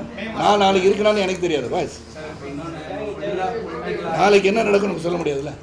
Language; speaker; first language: Tamil; native; Tamil